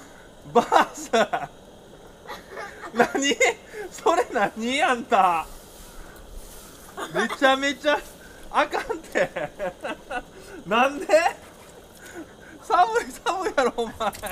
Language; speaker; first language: Japanese; native; Japanese